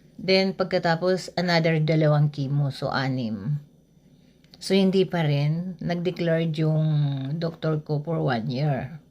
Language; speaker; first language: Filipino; native; Filipino